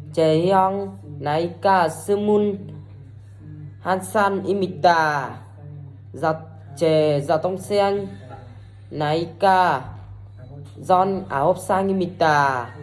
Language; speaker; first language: Korean; non-native, learner; Vietnamese